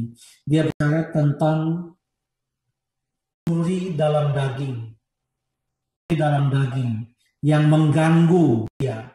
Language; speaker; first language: Indonesian; native; Indonesian